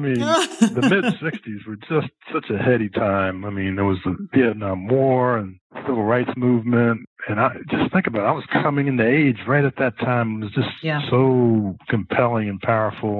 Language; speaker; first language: English; native; English